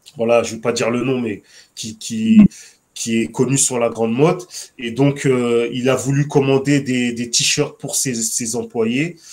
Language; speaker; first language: French; native; French